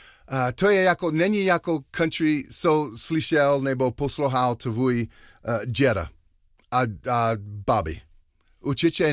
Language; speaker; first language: Czech; non-native, learner; English